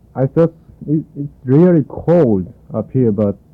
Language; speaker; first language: English; non-native, fluent; Korean